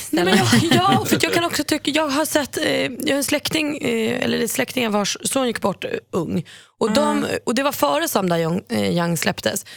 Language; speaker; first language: Swedish; native; Swedish